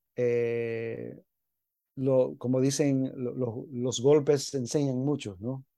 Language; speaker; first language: Spanish; early bilingual, heritage; Spanish